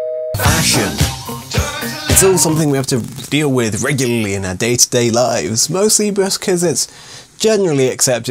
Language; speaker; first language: English; native; English